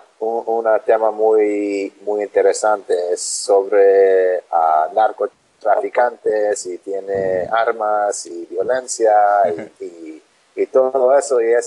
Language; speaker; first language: Spanish; non-native, learner; English